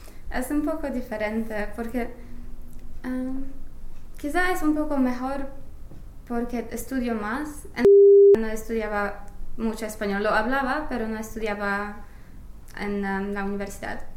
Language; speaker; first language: Spanish; non-native, fluent; English